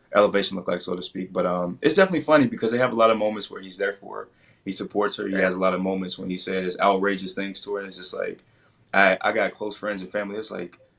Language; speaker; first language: English; native; English